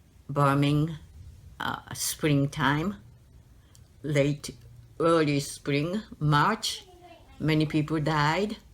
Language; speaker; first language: English; non-native, learner; Japanese